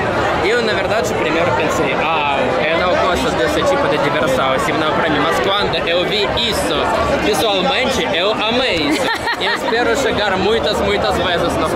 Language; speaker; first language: Portuguese; non-native, learner; Russian